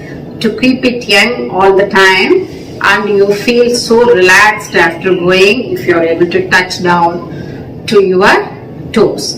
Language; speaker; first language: English; non-native, local second language; Tamil